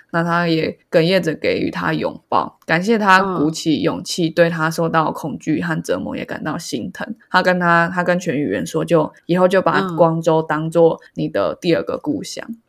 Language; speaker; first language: Chinese; native; Chinese